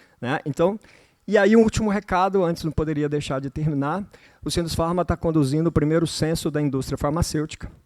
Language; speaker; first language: Portuguese; native; Portuguese